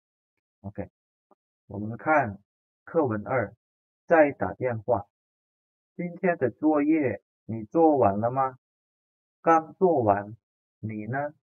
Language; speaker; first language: Chinese; non-native, fluent; Indonesian